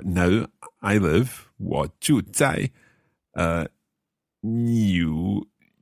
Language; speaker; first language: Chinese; non-native, learner; English